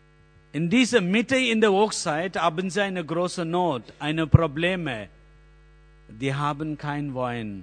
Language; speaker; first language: German; non-native, learner; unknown